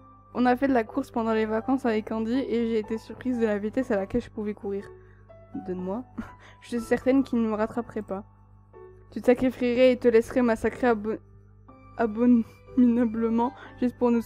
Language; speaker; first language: French; native; French